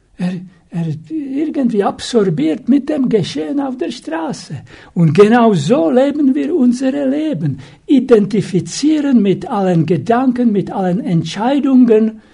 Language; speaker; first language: German; non-native, fluent; Czech